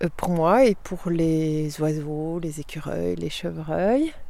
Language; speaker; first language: French; early bilingual, heritage; French